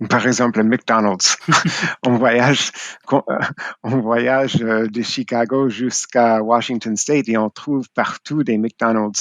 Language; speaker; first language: French; non-native, fluent; English